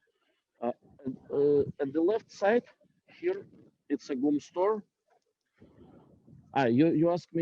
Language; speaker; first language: English; non-native, learner; Russian